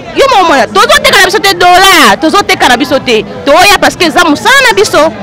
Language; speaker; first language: Lingala; native; Lingala